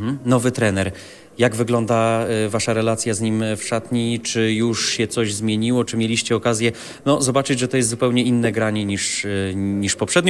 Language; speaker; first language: Polish; native; Polish